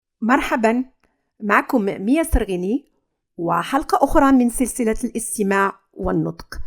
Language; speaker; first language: Arabic; native; Arabic